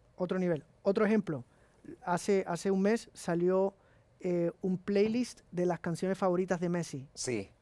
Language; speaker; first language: Spanish; native; Spanish